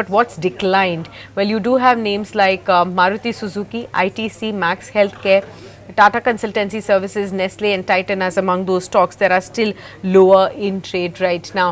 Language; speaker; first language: English; non-native, local second language; Hindi